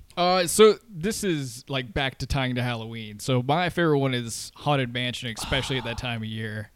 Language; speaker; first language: English; native; English